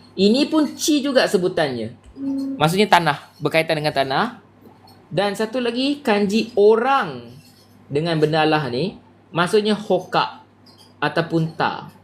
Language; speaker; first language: Malay; native; Malay